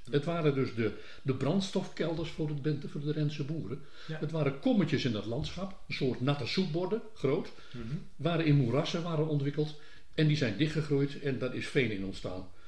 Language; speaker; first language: Dutch; native; Dutch